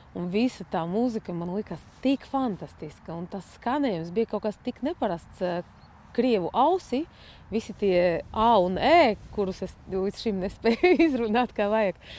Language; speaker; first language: Latvian; non-native, fluent; Russian